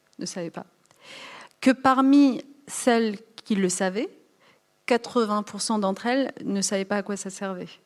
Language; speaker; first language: French; early bilingual, other home language; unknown